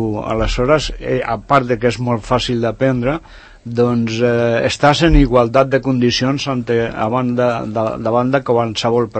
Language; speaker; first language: Catalan; non-native, local second language; Spanish